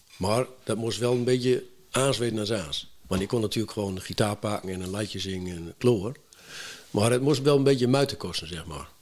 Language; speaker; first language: Dutch; native; Dutch